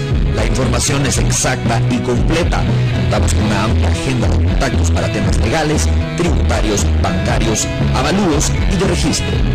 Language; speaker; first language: Spanish; native; Spanish